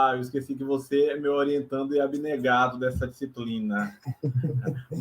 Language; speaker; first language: Portuguese; native; Portuguese